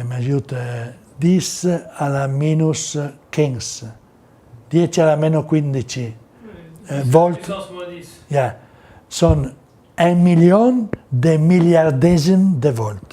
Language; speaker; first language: French; non-native, learner; Italian